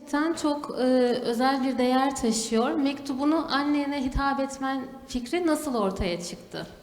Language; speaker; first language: Turkish; native; Turkish